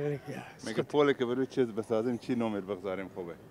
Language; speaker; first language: Dutch; non-native, learner; Chinese